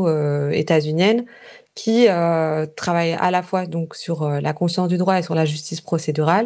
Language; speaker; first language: French; native; French